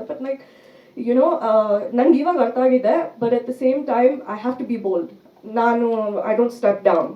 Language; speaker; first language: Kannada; early bilingual, heritage; Kannada